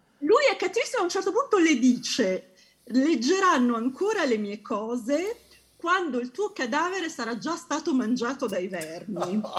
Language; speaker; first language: Italian; native; Italian